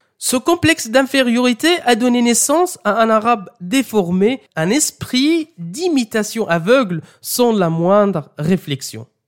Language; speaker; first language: French; non-native, fluent; Arabic